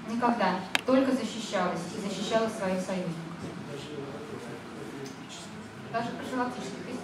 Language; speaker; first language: Russian; native; Russian